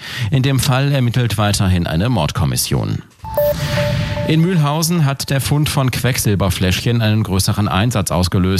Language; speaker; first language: German; native; German